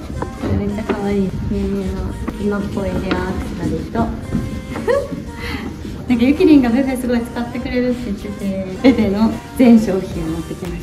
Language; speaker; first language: Japanese; native; Japanese